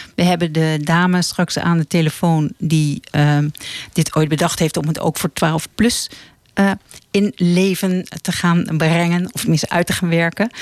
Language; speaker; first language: Dutch; native; Dutch